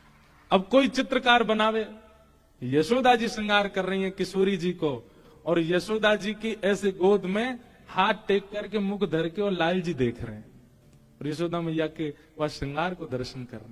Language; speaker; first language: Hindi; native; Hindi